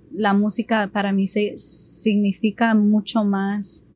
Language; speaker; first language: Spanish; early bilingual, heritage; Spanish